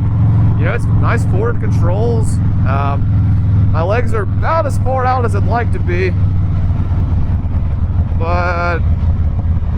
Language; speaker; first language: English; native; English